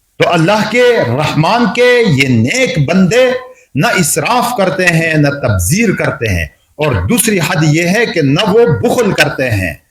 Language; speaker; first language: Urdu; non-native, local second language; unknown